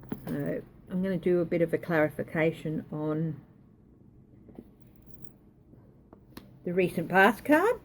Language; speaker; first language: English; native; English